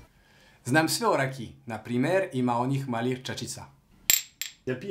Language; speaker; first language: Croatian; non-native, learner; French